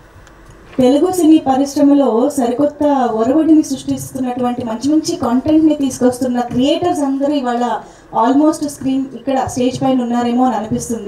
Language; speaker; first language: Telugu; native; Telugu